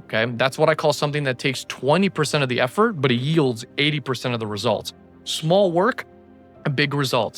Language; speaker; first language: English; native; English